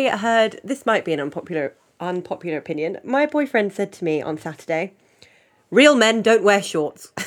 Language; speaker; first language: English; native; English